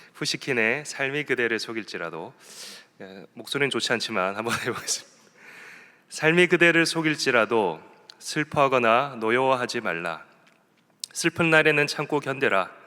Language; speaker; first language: Korean; native; Korean